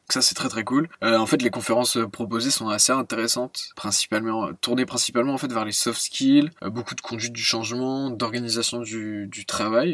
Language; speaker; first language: French; native; French